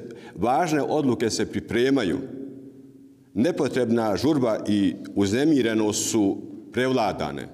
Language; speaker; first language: Bosnian; native; Bosnian